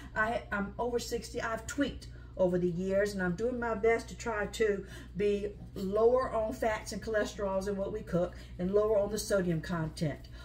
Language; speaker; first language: English; native; English